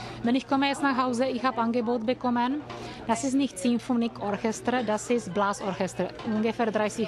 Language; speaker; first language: German; non-native, learner; Czech